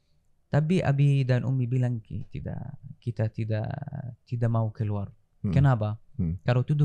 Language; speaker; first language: Indonesian; non-native, fluent; Arabic